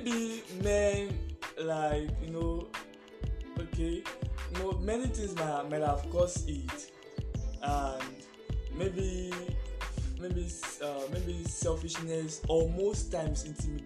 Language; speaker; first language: English; non-native, local second language; Yoruba